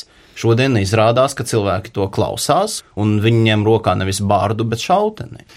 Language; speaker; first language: Latvian; native; Latvian